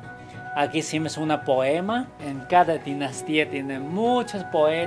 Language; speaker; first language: Spanish; non-native, learner; Chinese